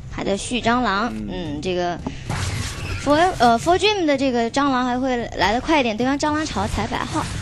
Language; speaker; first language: Chinese; native; Chinese